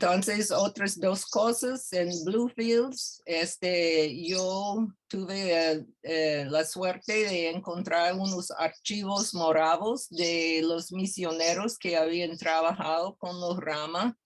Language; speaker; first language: Spanish; non-native, fluent; English